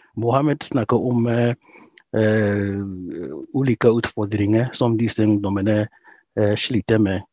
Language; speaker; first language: Norwegian; non-native, fluent; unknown